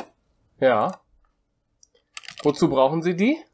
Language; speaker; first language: German; native; German